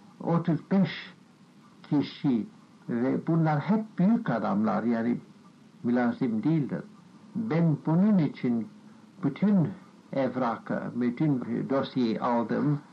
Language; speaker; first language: Turkish; non-native, fluent; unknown